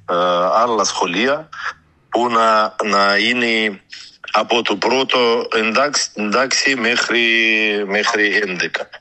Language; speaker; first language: Greek; non-native, learner; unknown